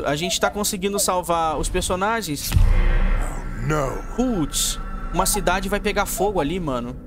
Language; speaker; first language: Portuguese; native; Portuguese